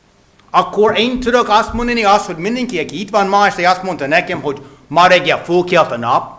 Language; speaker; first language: Hungarian; non-native, fluent; English